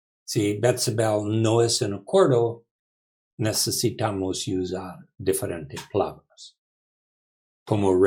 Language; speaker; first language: Spanish; non-native, learner; English